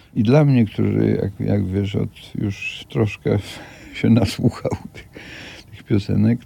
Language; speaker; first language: Polish; native; Polish